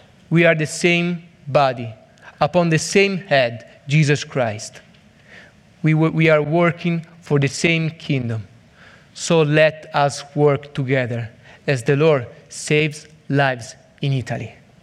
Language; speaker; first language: English; non-native, learner; Italian